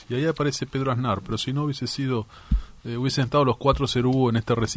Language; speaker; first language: Spanish; native; Spanish